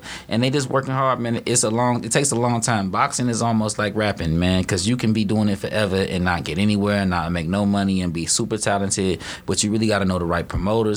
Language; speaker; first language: English; native; English